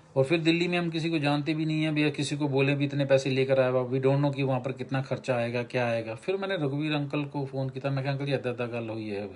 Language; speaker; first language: Hindi; non-native, local second language; Punjabi